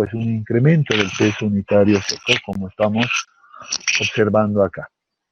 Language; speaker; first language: Spanish; native; Spanish